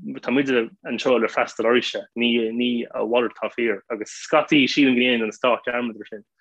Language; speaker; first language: Irish; non-native, local second language; English